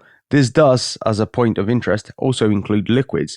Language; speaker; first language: English; native; English